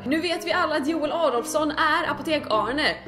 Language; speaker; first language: Swedish; native; Swedish